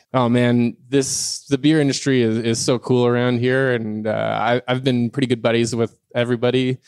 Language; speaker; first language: English; non-native, fluent; French